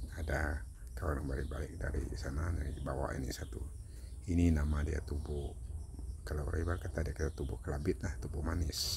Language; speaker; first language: Malay; non-native, local second language; Iban